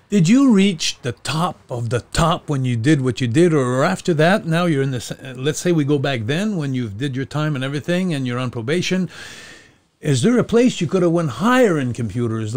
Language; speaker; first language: English; non-native, fluent; French